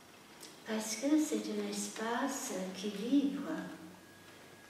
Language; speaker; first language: French; non-native, fluent; English